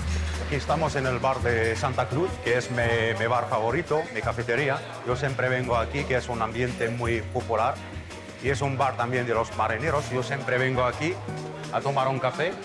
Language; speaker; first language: Spanish; early bilingual, heritage; Arabic